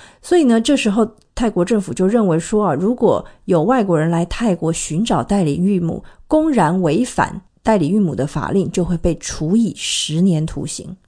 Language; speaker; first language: Chinese; native; Chinese